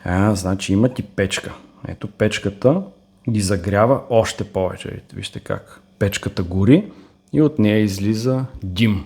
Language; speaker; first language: Bulgarian; native; Bulgarian